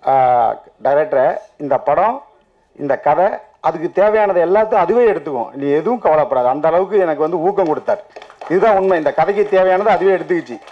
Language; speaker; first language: Tamil; native; Tamil